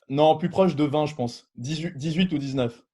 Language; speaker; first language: French; native; French